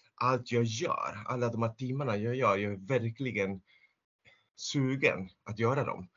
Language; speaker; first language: Swedish; non-native, fluent; Spanish